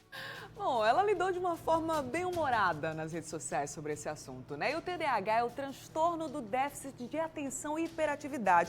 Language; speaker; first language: Portuguese; native; Portuguese